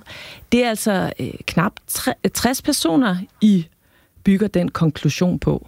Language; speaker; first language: Danish; native; Danish